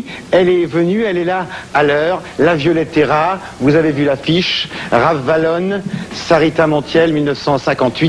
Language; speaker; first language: French; native; French